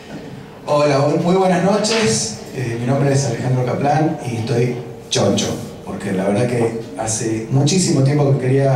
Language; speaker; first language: Spanish; native; Spanish